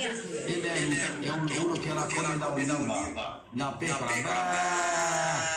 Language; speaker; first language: Italian; non-native, learner; Albanian